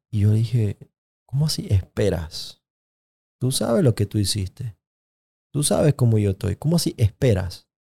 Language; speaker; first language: Spanish; native; Spanish